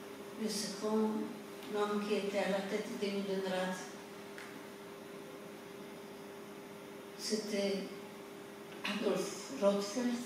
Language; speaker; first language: French; non-native, fluent; Polish